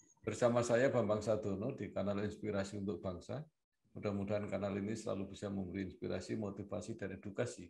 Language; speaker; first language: Indonesian; native; Indonesian